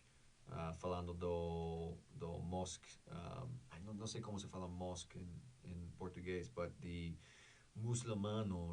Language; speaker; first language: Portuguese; non-native, learner; English